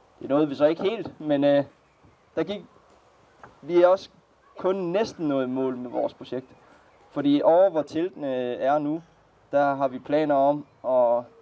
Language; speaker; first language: Danish; native; Danish